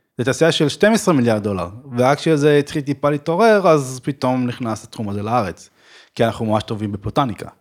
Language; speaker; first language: Hebrew; native; Hebrew